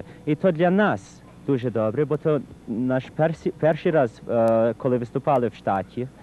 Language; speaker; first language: Ukrainian; early bilingual, heritage; Ukrainian